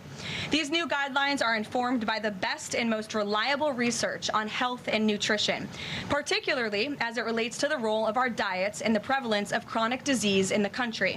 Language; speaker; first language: English; native; English